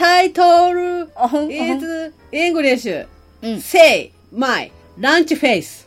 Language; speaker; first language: English; non-native, learner; Japanese